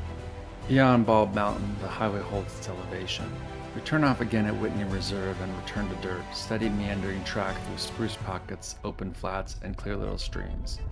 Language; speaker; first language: English; native; English